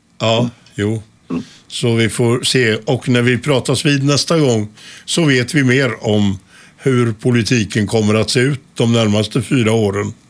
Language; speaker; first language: Swedish; native; Swedish